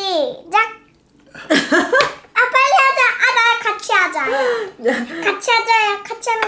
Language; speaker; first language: Korean; early bilingual, other home language; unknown